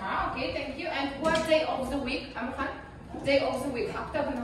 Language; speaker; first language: English; non-native, learner; Kazakh